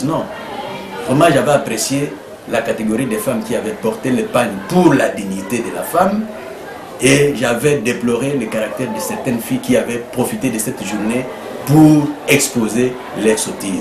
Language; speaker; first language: French; native; French